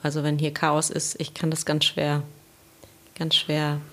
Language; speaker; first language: German; native; German